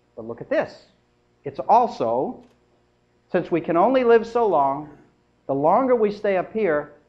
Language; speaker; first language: English; native; English